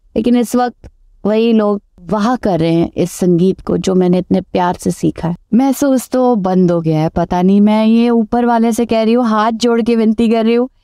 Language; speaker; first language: Hindi; native; Hindi